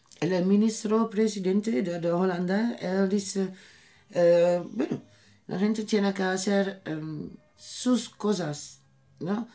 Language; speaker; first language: Spanish; non-native, learner; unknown